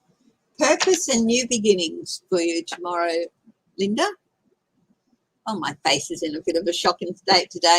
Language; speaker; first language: English; native; English